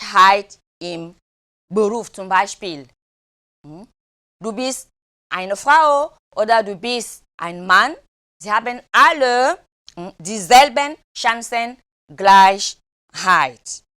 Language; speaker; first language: German; non-native, fluent; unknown